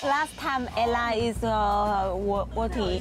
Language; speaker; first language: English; non-native, learner; Chinese